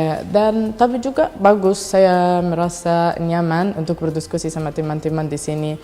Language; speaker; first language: Indonesian; non-native, fluent; Arabic